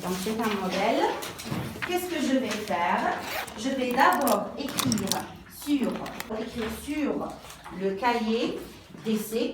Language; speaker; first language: French; non-native, local second language; Arabic